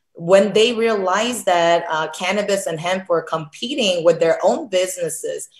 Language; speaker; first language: English; early bilingual, other home language; Korean